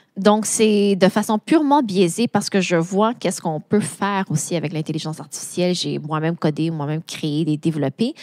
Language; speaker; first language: French; native; French